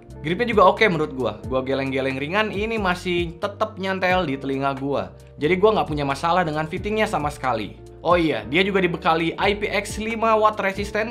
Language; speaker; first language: Indonesian; native; Indonesian